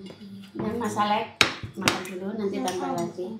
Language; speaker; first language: Indonesian; non-native, local second language; Javanese